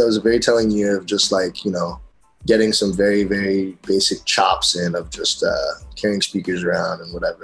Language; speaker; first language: English; native; English